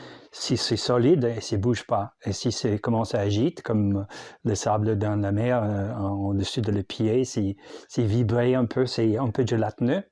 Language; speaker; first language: French; non-native, learner; English